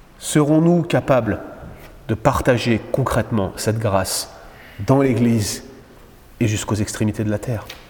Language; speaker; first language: French; native; French